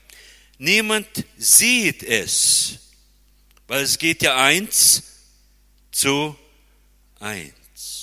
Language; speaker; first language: German; early bilingual, heritage; German